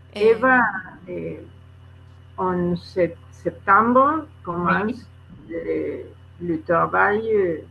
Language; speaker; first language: French; non-native, learner; Spanish